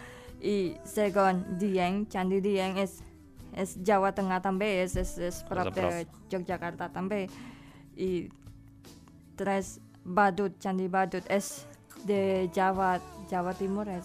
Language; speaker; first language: Catalan; non-native, learner; Indonesian